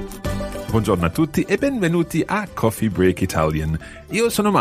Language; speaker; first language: Italian; non-native, fluent; English